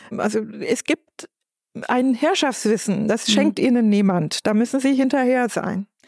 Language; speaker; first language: German; non-native, fluent; Turkish